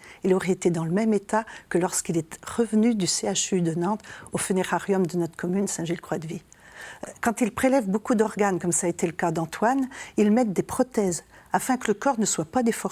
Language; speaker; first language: French; native; French